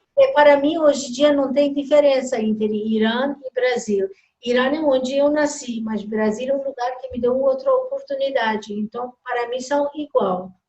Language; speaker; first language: Portuguese; non-native, fluent; Persian